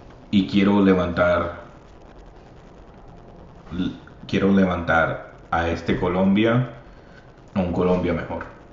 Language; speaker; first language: Spanish; native; Spanish